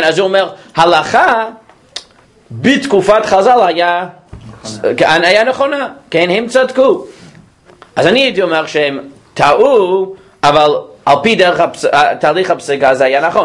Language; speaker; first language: Hebrew; non-native, fluent; English